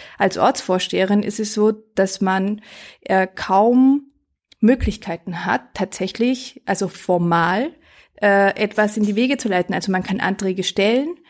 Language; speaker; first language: German; early bilingual, other home language; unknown